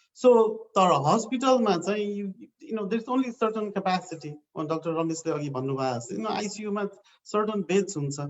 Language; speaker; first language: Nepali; native; Nepali